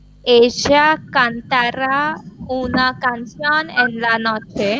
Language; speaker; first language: Spanish; non-native, learner; English